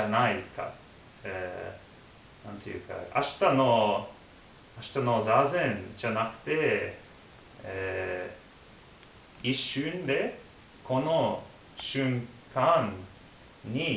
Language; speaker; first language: Japanese; non-native, learner; English